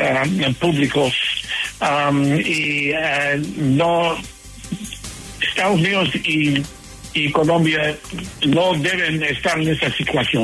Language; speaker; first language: Spanish; non-native, fluent; English